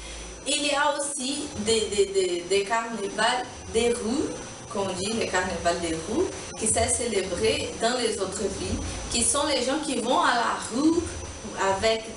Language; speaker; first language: French; non-native, learner; Portuguese